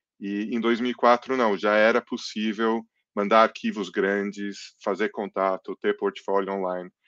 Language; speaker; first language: Portuguese; early bilingual, other home language; English